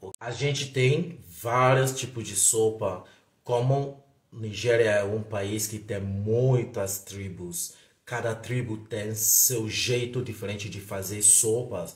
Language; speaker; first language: Portuguese; non-native, fluent; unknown